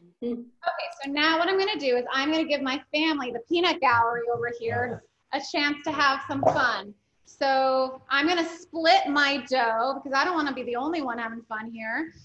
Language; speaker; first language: English; native; English